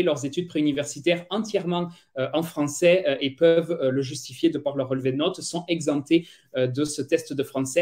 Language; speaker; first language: French; native; French